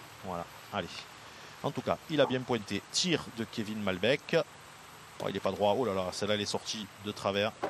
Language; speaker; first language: French; native; French